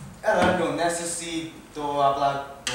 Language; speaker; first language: Spanish; non-native, learner; English